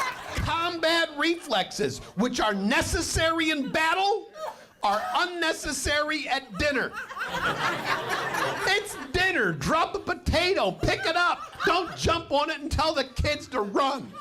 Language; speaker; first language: English; native; English